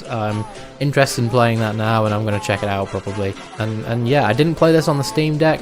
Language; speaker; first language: English; native; English